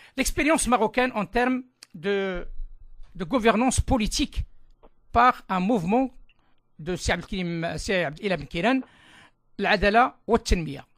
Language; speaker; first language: French; non-native, local second language; Arabic